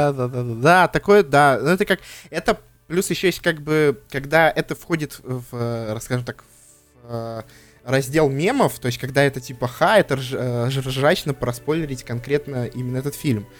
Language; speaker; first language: Russian; native; Russian